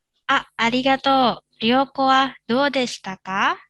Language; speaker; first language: Japanese; non-native, fluent; Indonesian